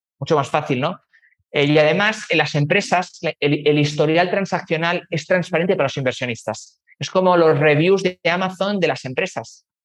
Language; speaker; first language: Spanish; native; Spanish